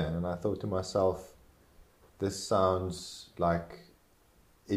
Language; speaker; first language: English; non-native, local second language; Afrikaans